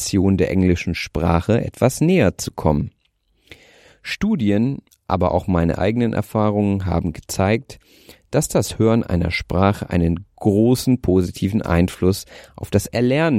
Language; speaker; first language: German; native; German